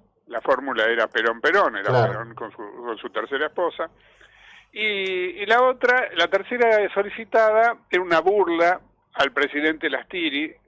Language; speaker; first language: Spanish; native; Spanish